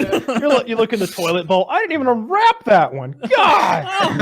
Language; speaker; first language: English; native; English